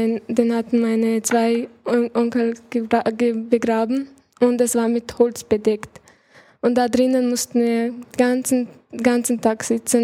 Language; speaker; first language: German; early bilingual, other home language; Chechen